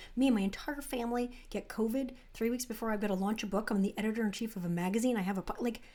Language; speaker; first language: English; native; English